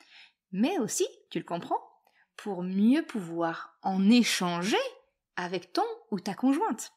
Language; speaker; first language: French; native; French